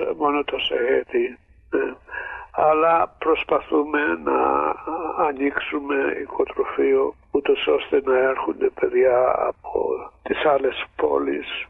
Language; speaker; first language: Greek; early bilingual, other home language; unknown